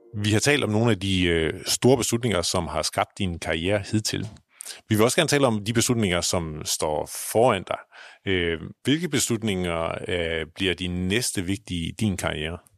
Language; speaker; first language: Danish; native; Danish